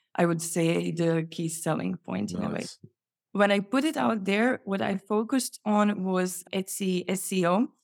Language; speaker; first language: English; non-native, fluent; Croatian